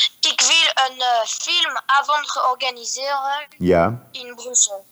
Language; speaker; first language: Dutch; early bilingual, heritage; Dutch